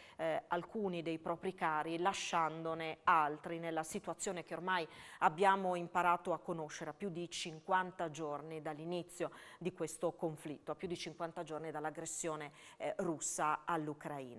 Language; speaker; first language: Italian; native; Italian